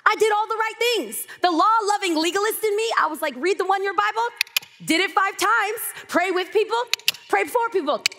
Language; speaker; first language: English; native; English